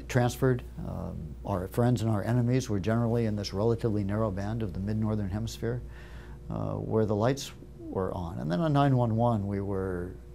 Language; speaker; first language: English; native; English